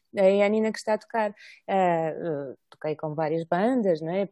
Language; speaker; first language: Portuguese; non-native, fluent; Russian